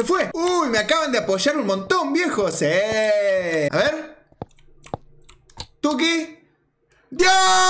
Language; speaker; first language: Spanish; native; Spanish